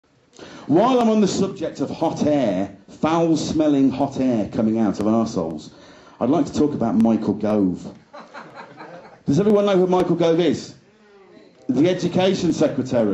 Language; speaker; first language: English; native; English